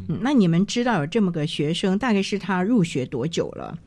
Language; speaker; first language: Chinese; native; Chinese